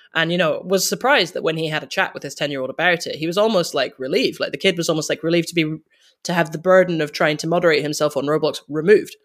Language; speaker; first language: English; native; English